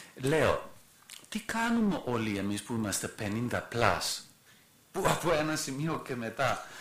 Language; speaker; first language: Greek; non-native, fluent; German